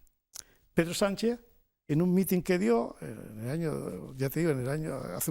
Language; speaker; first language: Spanish; native; Spanish